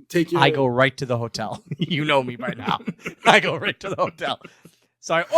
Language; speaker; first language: English; native; English